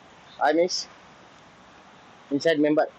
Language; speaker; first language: English; non-native, learner; Nepali